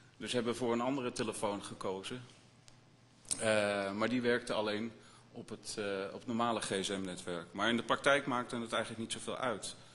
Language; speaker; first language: Dutch; native; Dutch